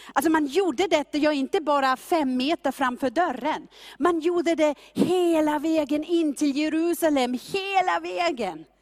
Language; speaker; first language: Swedish; non-native, fluent; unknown